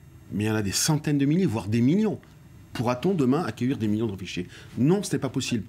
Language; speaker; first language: French; native; French